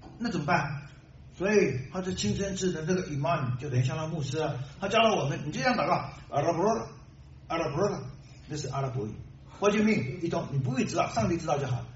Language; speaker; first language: Chinese; native; Chinese